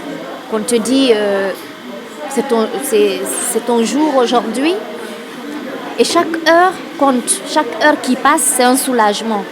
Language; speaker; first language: French; non-native, local second language; Fula